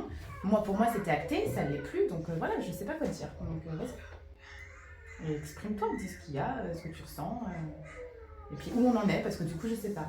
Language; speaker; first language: French; native; French